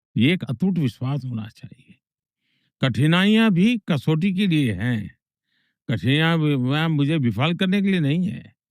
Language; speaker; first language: Hindi; non-native, local second language; Gujarati